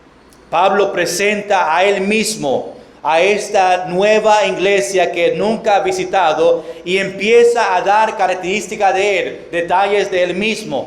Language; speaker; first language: Spanish; non-native, fluent; English